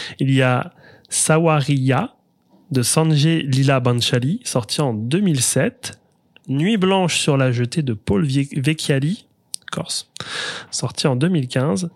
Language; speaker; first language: French; native; French